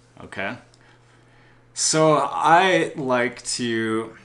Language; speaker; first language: English; native; English